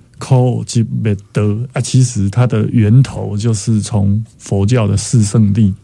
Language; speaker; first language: Chinese; native; Chinese